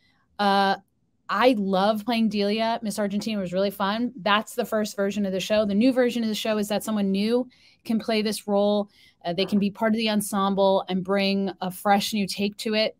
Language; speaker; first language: English; native; English